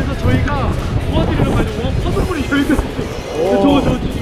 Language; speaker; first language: Korean; native; Korean